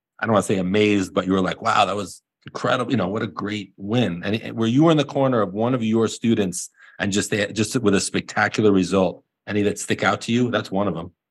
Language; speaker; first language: English; native; English